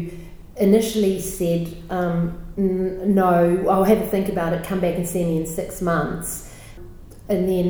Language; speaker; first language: English; native; English